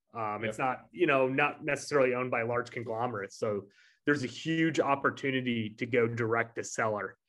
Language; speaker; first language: English; native; English